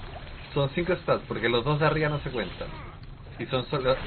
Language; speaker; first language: Spanish; native; Spanish